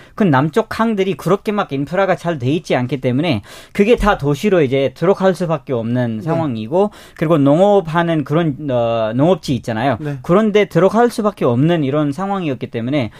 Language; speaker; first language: Korean; non-native, fluent; Urdu